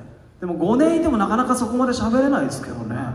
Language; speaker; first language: Japanese; native; Japanese